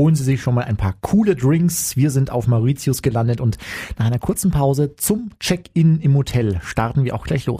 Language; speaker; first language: German; native; German